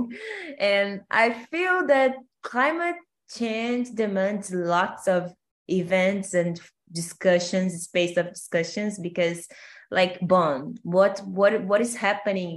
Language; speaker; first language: English; non-native, fluent; Portuguese